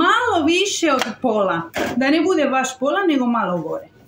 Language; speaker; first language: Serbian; non-native, learner; Spanish